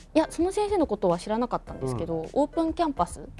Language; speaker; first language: Japanese; native; Japanese